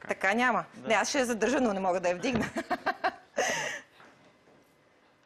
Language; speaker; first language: Bulgarian; native; Bulgarian